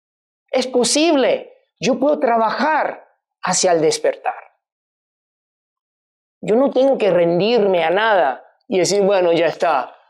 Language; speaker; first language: Spanish; non-native, fluent; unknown